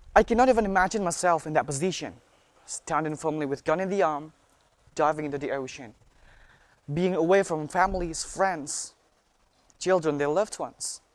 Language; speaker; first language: English; non-native, learner; Indonesian